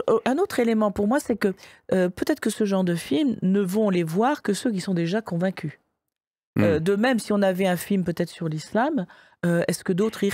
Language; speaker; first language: French; native; French